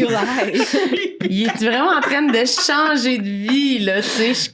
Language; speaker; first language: French; native; French